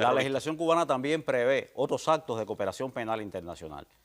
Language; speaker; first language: Spanish; native; Spanish